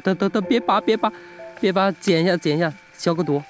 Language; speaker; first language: Chinese; native; Chinese